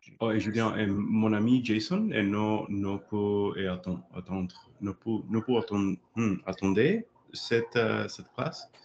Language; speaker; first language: French; non-native, learner; English